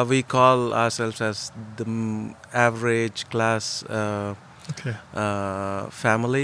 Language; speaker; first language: English; non-native, local second language; Telugu